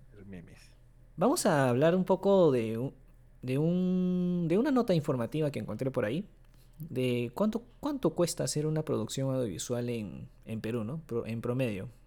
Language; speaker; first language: Spanish; early bilingual, other home language; Japanese